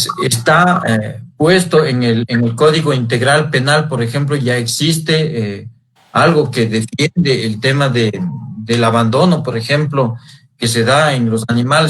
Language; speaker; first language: Spanish; native; Spanish